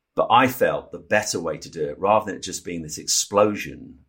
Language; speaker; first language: English; native; English